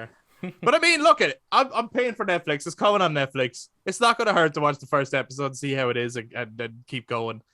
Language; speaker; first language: English; native; English